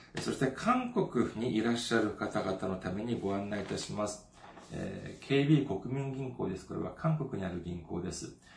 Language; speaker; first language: Japanese; non-native, fluent; Korean